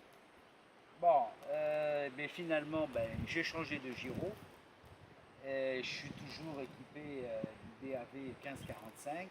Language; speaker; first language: French; native; French